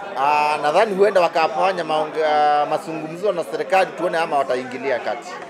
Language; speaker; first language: Swahili; non-native, local second language; Kikuyu